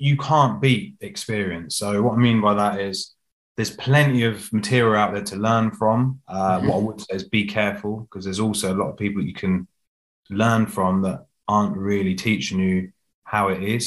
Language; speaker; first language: English; native; English